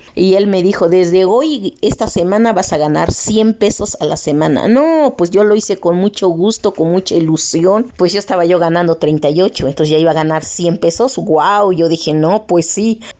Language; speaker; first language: Spanish; early bilingual, other home language; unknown